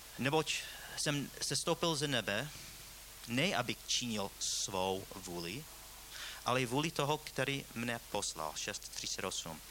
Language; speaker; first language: Czech; non-native, fluent; English